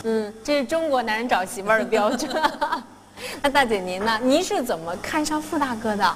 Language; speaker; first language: Chinese; native; Chinese